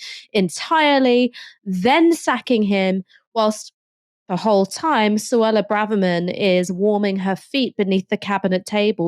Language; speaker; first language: English; native; English